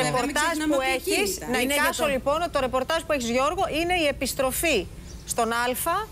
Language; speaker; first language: Greek; native; Greek